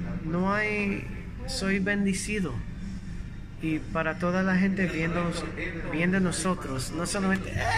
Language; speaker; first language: Spanish; early bilingual, heritage; English